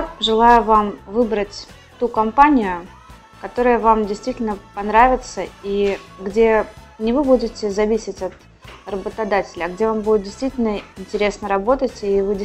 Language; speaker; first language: Russian; native; Russian